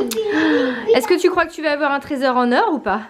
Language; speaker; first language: French; native; French